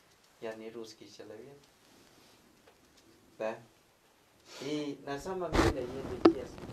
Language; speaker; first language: Russian; non-native, learner; Thai